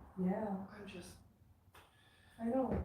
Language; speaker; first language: English; non-native, fluent; Chinese